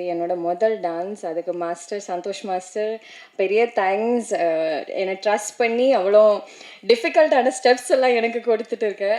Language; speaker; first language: Tamil; non-native, learner; Malayalam